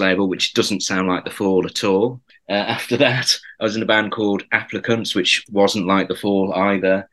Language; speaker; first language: English; native; English